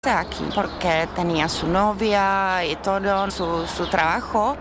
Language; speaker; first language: Spanish; non-native, fluent; Czech